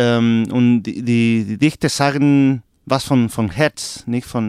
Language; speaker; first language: German; non-native, learner; Spanish